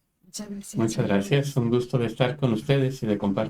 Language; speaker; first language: Spanish; native; Spanish